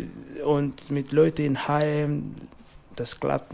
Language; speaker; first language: German; non-native, learner; French